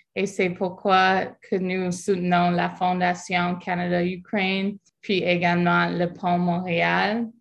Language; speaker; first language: French; non-native, fluent; English